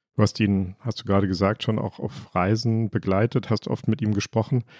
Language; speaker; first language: German; native; German